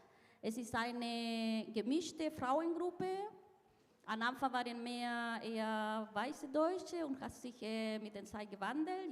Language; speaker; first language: German; non-native, fluent; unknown